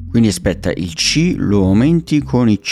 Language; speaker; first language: Italian; native; Italian